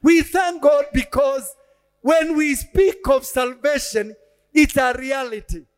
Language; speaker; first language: English; non-native, local second language; Swahili